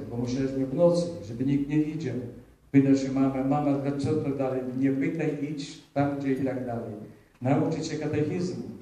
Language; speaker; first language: Polish; early bilingual, heritage; Polish